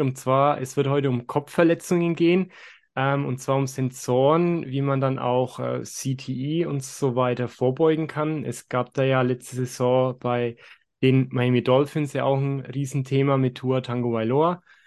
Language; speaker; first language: German; native; German